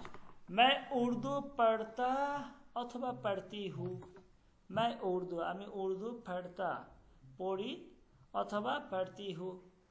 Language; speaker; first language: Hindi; non-native, fluent; Bangla